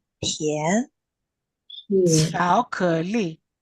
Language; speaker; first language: Chinese; non-native, learner; Greek